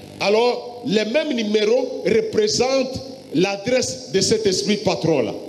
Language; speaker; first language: French; non-native, local second language; Lingala